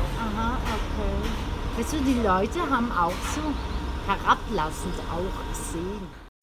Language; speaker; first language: German; early bilingual, other home language; Turkish